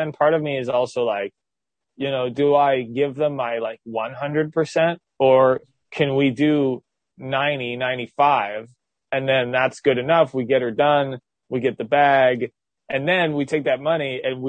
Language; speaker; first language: English; native; English